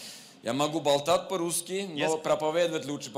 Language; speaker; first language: Russian; non-native, fluent; Norwegian